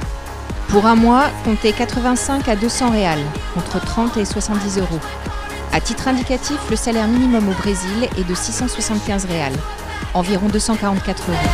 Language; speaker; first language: French; native; French